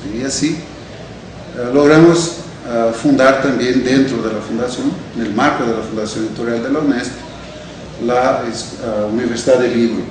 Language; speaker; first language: Spanish; non-native, fluent; Portuguese